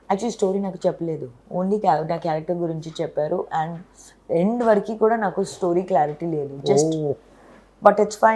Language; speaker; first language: Telugu; non-native, learner; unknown